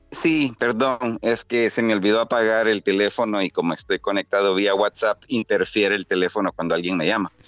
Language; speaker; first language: Spanish; native; Spanish